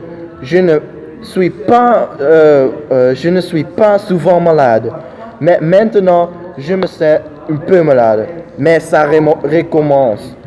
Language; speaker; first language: French; non-native, learner; Dutch